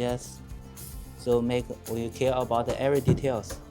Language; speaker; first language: English; non-native, learner; Chinese